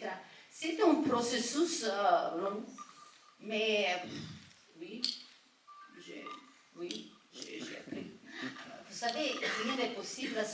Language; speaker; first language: French; non-native, fluent; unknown